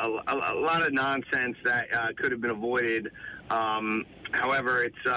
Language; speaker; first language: English; native; English